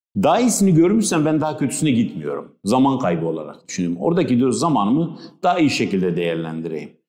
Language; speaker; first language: Turkish; non-native, local second language; Kurdish